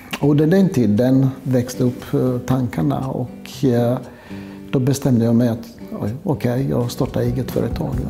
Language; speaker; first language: Swedish; non-native, fluent; Greek